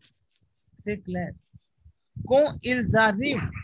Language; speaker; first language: French; non-native, fluent; Hindi